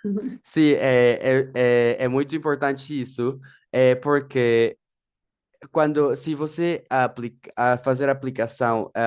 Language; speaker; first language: Portuguese; non-native, fluent; Spanish